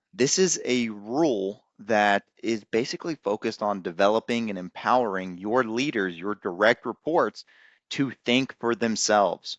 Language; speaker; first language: English; native; English